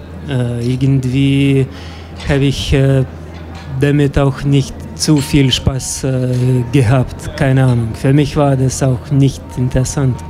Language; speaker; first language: German; non-native, fluent; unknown